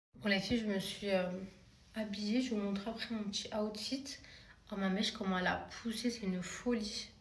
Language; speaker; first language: French; native; French